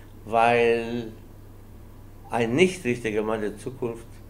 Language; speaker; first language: German; non-native, fluent; Spanish